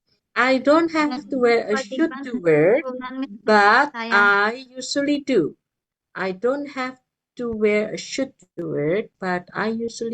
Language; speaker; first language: English; non-native, fluent; Indonesian